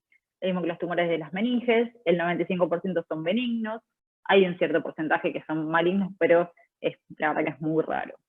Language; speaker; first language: Spanish; native; Spanish